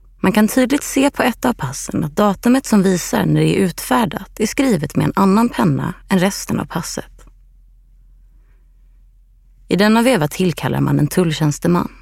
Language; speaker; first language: Swedish; native; Swedish